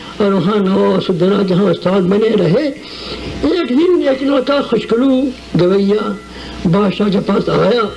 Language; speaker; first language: Urdu; native; Urdu